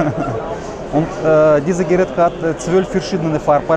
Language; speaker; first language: German; non-native, learner; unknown